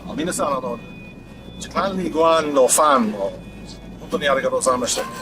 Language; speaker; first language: Japanese; non-native, learner; English